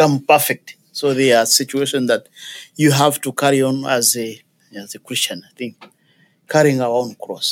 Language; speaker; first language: English; non-native, local second language; Ganda